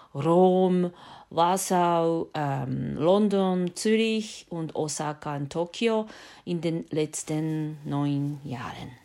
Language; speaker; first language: German; non-native, fluent; Japanese